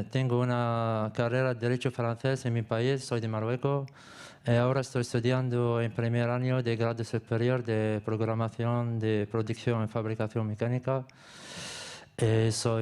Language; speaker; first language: Spanish; non-native, learner; Arabic